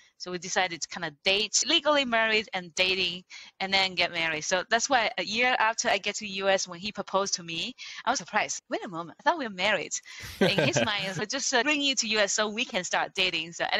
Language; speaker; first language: English; non-native, fluent; Chinese